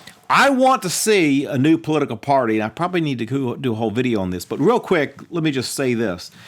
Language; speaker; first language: English; native; English